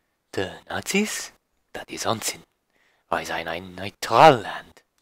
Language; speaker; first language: Dutch; non-native, learner; English